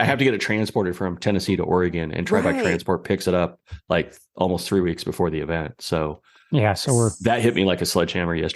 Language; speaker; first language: English; native; English